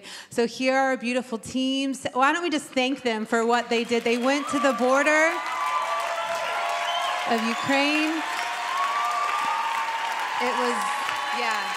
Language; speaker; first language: English; native; English